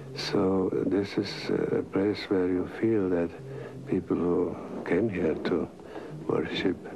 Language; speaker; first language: English; non-native, fluent; Czech